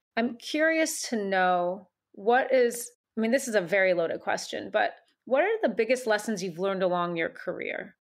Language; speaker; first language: English; native; English